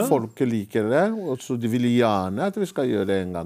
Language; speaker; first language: Norwegian; non-native, fluent; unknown